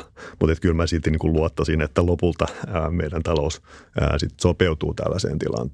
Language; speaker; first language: Finnish; native; Finnish